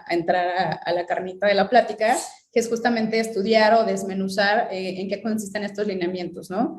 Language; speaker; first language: Spanish; native; Spanish